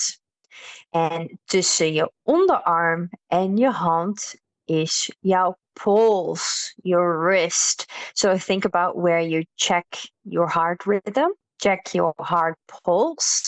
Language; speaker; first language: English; non-native, fluent; Dutch